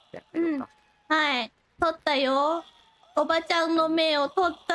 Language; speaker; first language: Japanese; non-native, learner; Thai